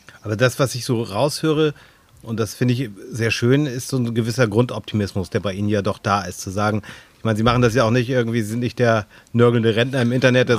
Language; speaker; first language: German; native; German